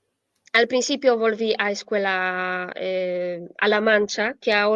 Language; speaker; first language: Spanish; non-native, fluent; Polish